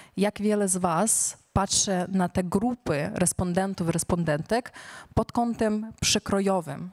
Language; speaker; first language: Polish; non-native, fluent; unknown